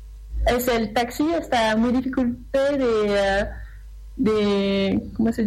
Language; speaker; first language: Spanish; non-native, learner; French